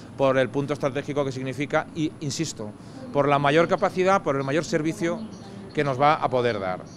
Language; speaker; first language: Spanish; native; Spanish